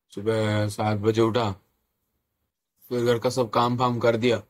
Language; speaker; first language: Hindi; non-native, local second language; Odia